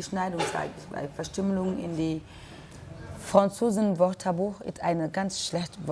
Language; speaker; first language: German; non-native, learner; French